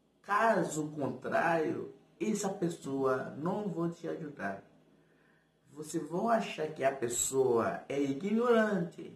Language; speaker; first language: Portuguese; non-native, fluent; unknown